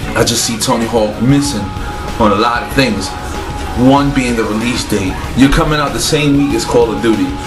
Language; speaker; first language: English; native; English